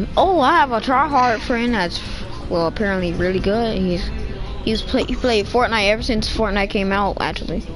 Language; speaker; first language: English; native; English